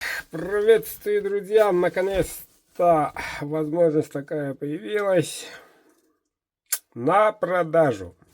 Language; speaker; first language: Russian; non-native, local second language; Yakut